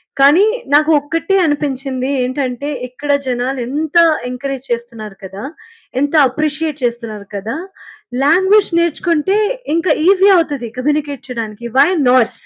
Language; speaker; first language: Telugu; non-native, fluent; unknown